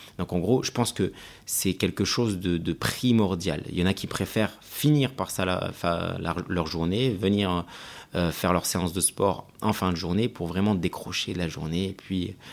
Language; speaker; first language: French; early bilingual, other home language; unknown